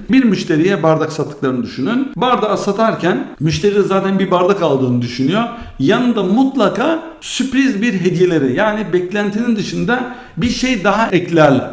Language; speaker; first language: Turkish; early bilingual, heritage; Turkish